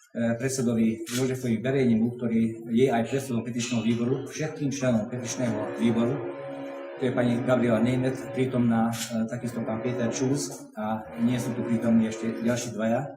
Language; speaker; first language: Slovak; non-native, local second language; Hungarian